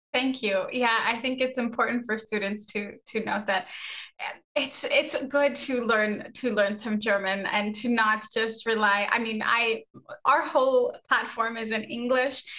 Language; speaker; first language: English; early bilingual, other home language; Spanish